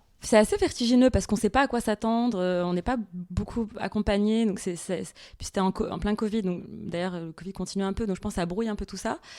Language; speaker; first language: French; non-native, local second language; Arabic